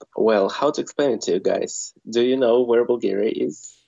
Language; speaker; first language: English; non-native, fluent; Russian